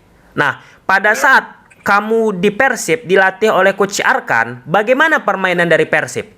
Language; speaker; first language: Indonesian; native; Indonesian